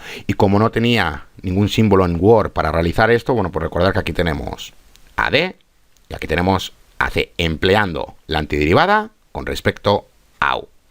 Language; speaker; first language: Spanish; native; Spanish